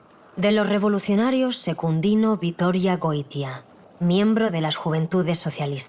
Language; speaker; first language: Spanish; native; Spanish